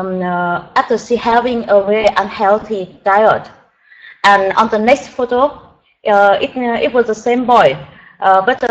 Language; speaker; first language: English; non-native, learner; Vietnamese